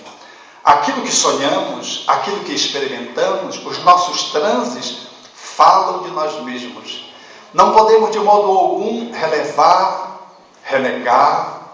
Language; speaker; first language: Portuguese; native; Portuguese